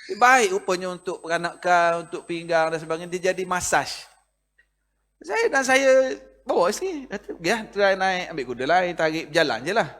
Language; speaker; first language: Malay; native; Malay